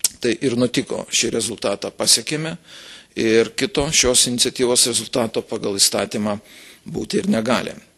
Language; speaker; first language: Lithuanian; native; Lithuanian